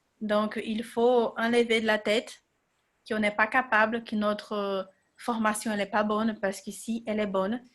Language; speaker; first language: French; non-native, fluent; Portuguese